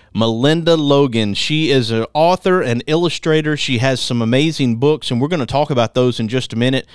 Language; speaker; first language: English; native; English